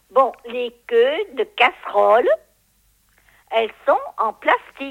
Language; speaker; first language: French; native; French